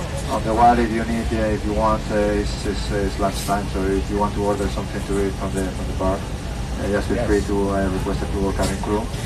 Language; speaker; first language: English; non-native, fluent; Spanish